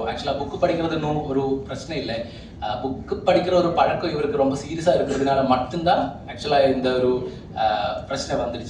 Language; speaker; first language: Tamil; non-native, fluent; Malayalam